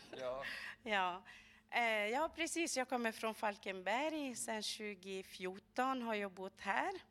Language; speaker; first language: Swedish; early bilingual, other home language; Arabic